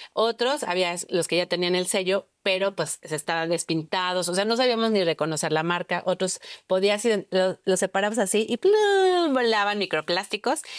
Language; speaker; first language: Spanish; native; Spanish